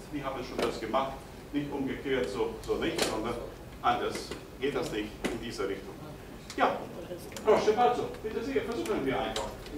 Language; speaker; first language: German; non-native, fluent; Polish